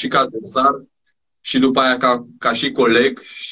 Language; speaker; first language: Romanian; native; Romanian